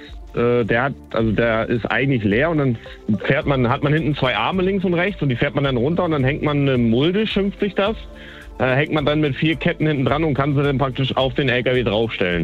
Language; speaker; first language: German; native; German